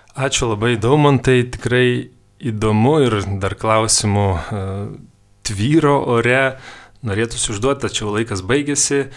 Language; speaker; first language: Lithuanian; native; Lithuanian